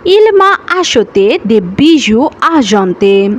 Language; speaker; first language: French; non-native, learner; Bangla